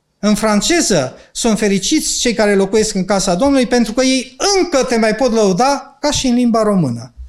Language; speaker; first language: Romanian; non-native, local second language; Ukrainian